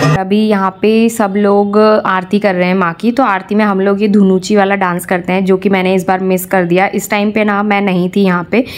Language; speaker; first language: Hindi; non-native, local second language; Bangla